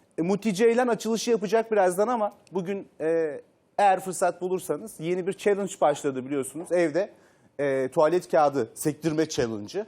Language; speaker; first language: Turkish; native; Turkish